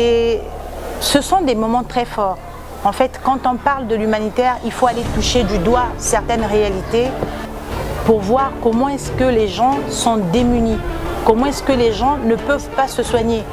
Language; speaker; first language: French; non-native, local second language; Lingala